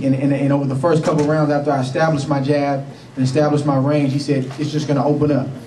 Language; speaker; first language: English; native; English